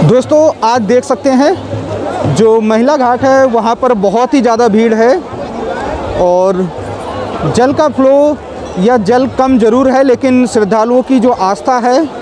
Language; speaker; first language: Hindi; native; Hindi